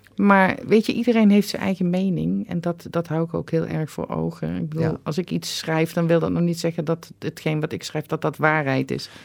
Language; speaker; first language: Dutch; native; Dutch